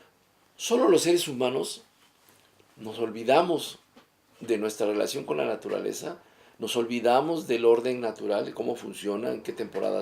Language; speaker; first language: Spanish; native; Spanish